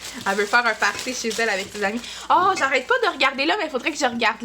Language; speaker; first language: French; native; French